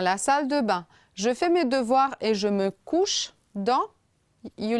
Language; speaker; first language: French; non-native, fluent; Romanian